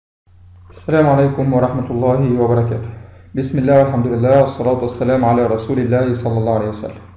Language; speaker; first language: Arabic; native; Arabic